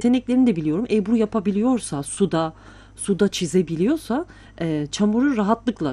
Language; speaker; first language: Turkish; native; Turkish